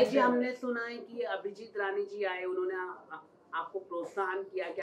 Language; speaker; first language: Hindi; native; Hindi